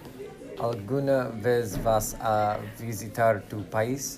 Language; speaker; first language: Spanish; non-native, learner; English